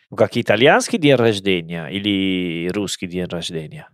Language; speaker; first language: Russian; non-native, learner; Italian